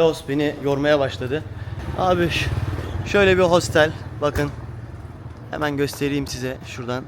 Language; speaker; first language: Turkish; native; Turkish